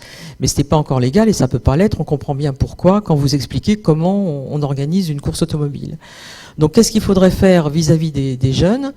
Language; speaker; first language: French; native; French